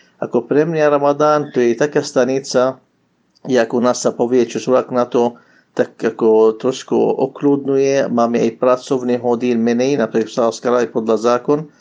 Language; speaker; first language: Slovak; non-native, learner; Arabic